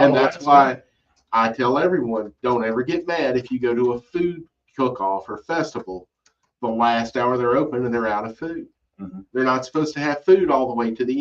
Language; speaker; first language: English; native; English